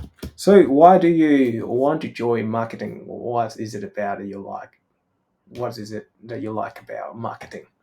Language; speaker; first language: English; non-native, fluent; Vietnamese